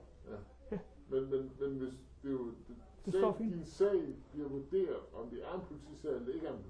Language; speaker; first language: Danish; native; Danish